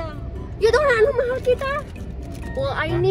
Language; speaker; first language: English; non-native, learner; Filipino